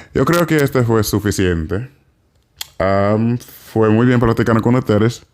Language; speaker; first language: Spanish; non-native, fluent; English